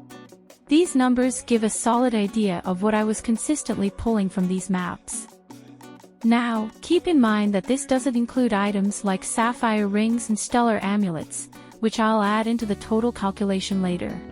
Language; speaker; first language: English; native; English